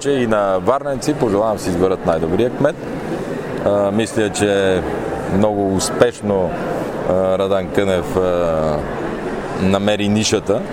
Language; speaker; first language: Bulgarian; native; Bulgarian